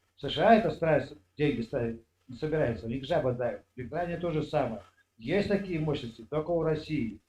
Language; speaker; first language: Russian; native; Russian